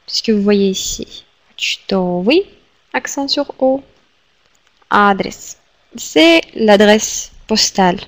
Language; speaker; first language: French; non-native, fluent; Russian